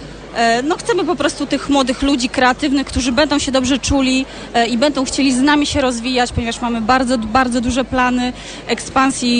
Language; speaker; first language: Polish; native; Polish